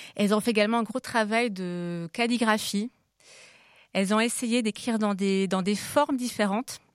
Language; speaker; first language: French; native; French